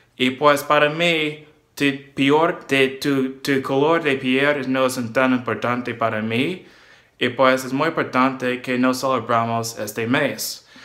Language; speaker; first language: Spanish; non-native, learner; English